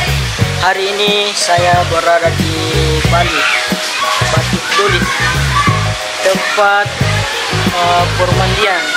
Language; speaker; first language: Indonesian; non-native, local second language; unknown